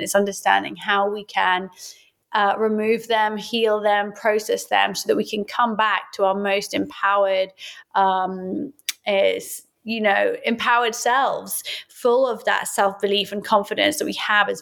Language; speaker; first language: English; native; English